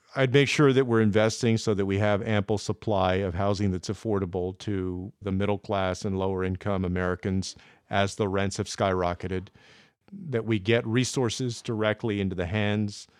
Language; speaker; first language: English; native; English